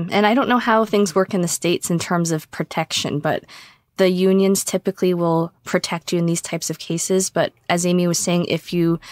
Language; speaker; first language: English; native; English